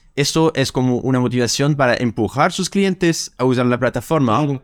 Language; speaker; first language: Spanish; non-native, fluent; French